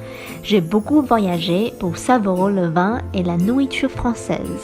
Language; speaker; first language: French; non-native, fluent; Chinese